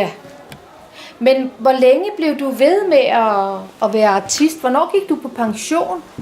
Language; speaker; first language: Danish; native; Danish